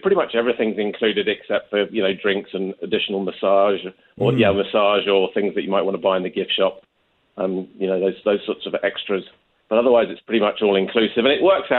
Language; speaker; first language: English; native; English